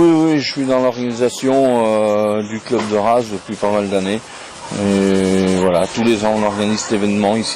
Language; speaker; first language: French; native; French